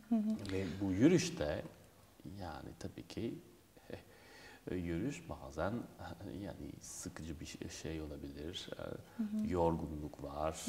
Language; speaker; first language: Turkish; non-native, fluent; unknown